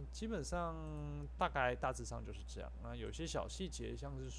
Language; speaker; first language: Chinese; native; Chinese